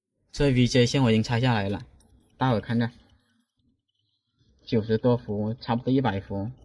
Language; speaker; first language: Chinese; native; Chinese